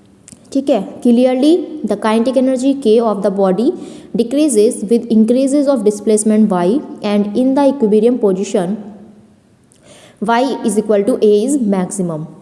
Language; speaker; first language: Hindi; native; Hindi